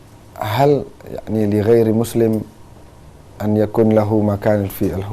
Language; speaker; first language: Arabic; non-native, fluent; Indonesian